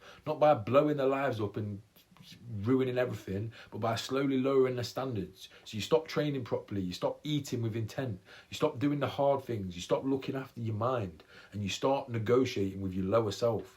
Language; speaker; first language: English; native; English